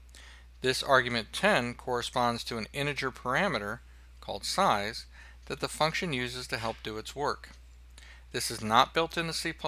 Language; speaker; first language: English; native; English